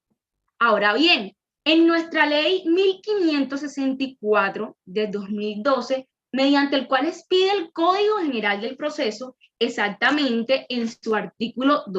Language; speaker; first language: Spanish; native; Spanish